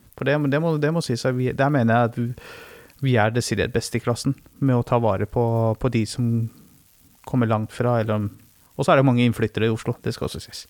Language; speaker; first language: Norwegian; early bilingual, other home language; Persian